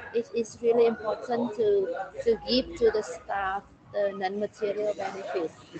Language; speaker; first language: English; non-native, learner; Vietnamese